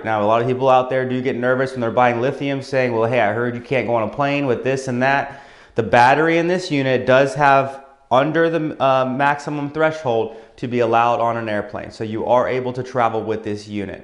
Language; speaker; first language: English; native; English